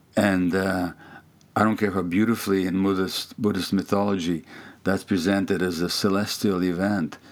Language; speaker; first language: English; non-native, fluent; Hungarian